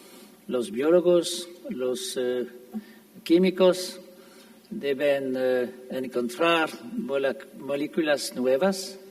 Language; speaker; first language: Spanish; non-native, fluent; French